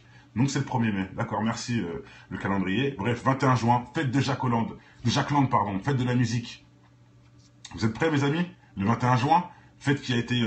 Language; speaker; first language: French; native; French